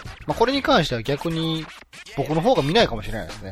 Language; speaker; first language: Japanese; native; Japanese